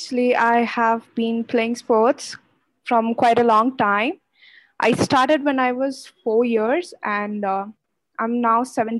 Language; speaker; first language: English; non-native, local second language; Odia